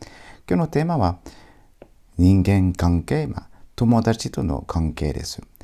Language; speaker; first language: Japanese; non-native, fluent; French